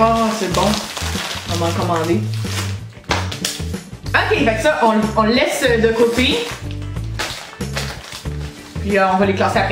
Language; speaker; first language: French; native; French